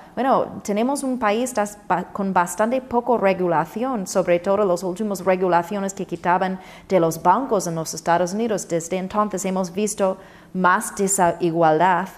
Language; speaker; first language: Spanish; non-native, fluent; English